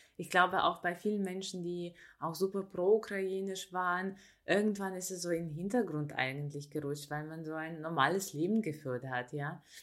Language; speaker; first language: German; non-native, fluent; Ukrainian